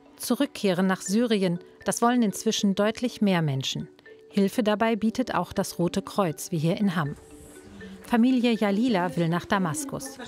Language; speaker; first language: German; native; German